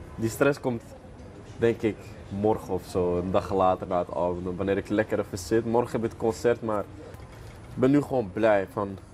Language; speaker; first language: Dutch; early bilingual, other home language; Arabic